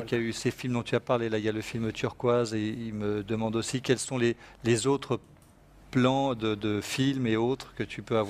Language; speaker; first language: French; native; French